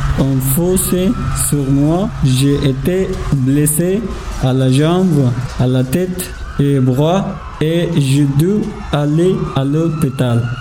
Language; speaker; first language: French; non-native, learner; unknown